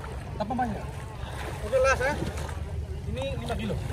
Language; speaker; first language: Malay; non-native, learner; Bangla